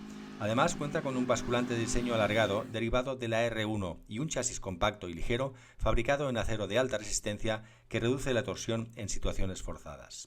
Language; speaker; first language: Spanish; native; Spanish